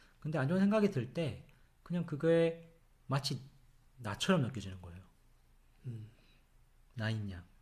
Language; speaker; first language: Korean; native; Korean